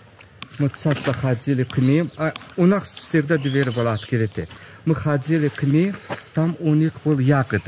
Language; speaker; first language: Russian; non-native, local second language; Azerbaijani